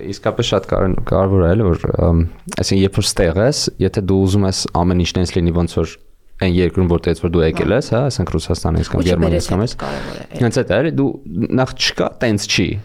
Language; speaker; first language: Armenian; native; Armenian